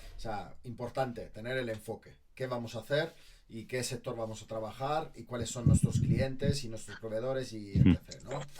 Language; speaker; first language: Spanish; native; Spanish